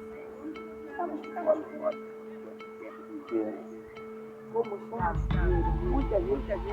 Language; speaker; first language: Portuguese; non-native, local second language; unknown